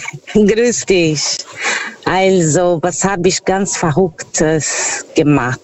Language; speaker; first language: German; non-native, fluent; Portuguese